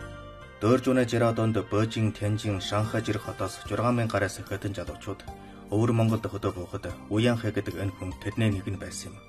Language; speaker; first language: Mongolian; native; Mongolian